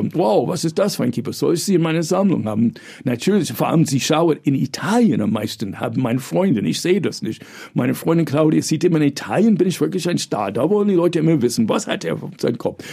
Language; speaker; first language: German; early bilingual, other home language; English